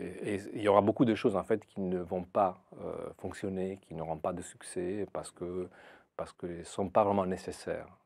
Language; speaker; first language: French; non-native, fluent; Italian